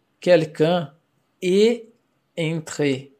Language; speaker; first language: French; non-native, fluent; Portuguese